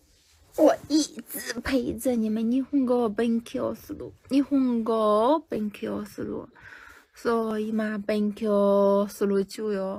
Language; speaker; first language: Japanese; non-native, learner; Chinese